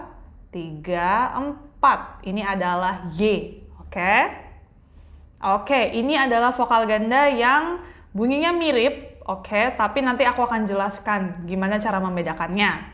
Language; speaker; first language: Indonesian; native; Indonesian